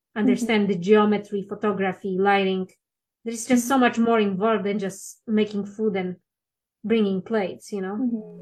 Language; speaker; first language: English; non-native, fluent; Polish